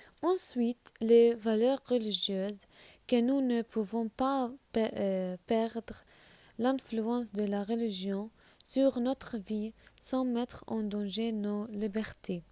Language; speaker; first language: French; non-native, learner; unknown